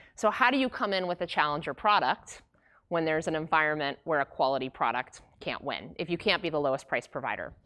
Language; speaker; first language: English; native; English